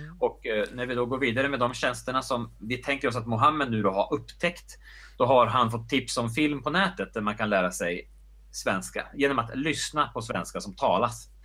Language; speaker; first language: Swedish; native; Swedish